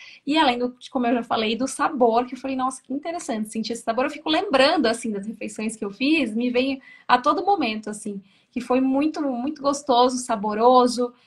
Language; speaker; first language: Portuguese; native; Portuguese